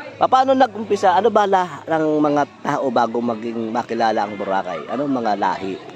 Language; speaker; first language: Filipino; native; Filipino